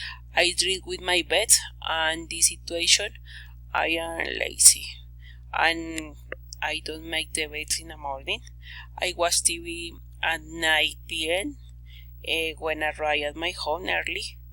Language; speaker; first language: English; non-native, learner; Spanish